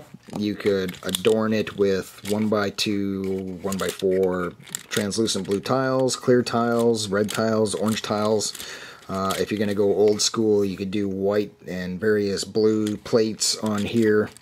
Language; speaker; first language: English; native; English